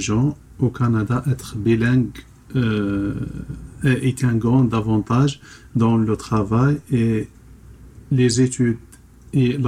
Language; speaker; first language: French; non-native, local second language; Arabic